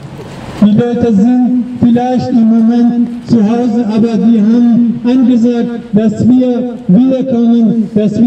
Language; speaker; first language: German; non-native, learner; Persian